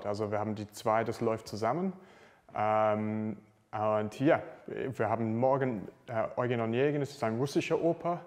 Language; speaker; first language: German; non-native, learner; English